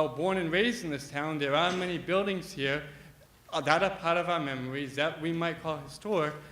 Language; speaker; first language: English; native; English